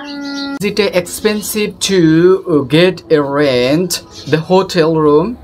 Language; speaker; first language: English; non-native, local second language; Bangla